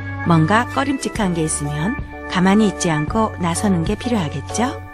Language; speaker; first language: Korean; native; Korean